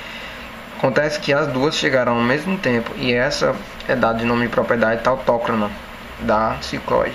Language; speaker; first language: Portuguese; native; Portuguese